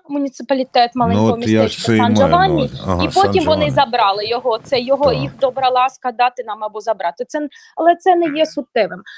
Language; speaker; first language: Ukrainian; non-native, local second language; Russian